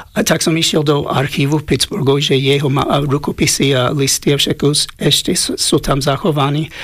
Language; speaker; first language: Slovak; non-native, fluent; English